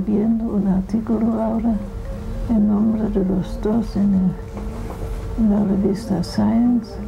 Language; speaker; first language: Spanish; non-native, fluent; German